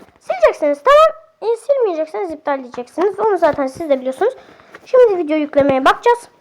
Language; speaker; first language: Turkish; native; Turkish